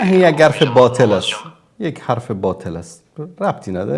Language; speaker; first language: Persian; native; Persian